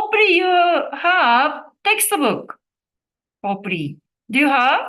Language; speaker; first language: English; non-native, learner; Japanese